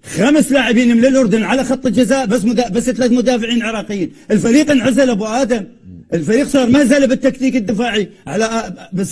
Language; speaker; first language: Arabic; native; Arabic